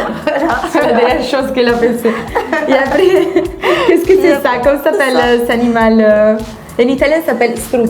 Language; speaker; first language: French; non-native, learner; Italian